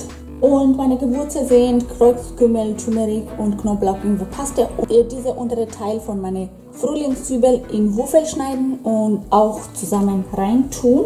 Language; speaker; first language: German; non-native, fluent; Swahili